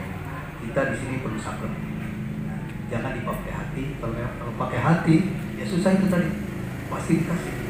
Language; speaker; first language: Indonesian; native; Indonesian